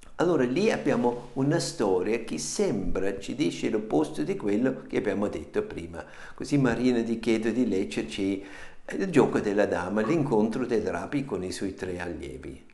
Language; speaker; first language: Italian; non-native, fluent; German